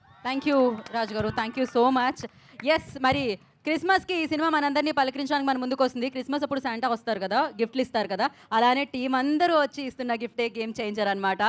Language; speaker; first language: Telugu; native; Telugu